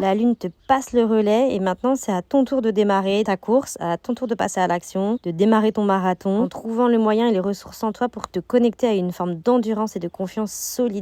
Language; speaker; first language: French; native; French